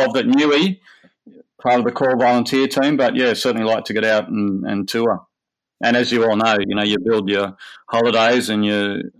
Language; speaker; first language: English; native; English